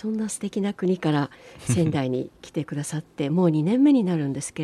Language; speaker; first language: Japanese; native; Japanese